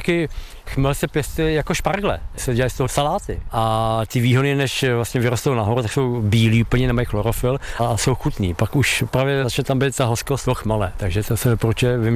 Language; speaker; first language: Czech; native; Czech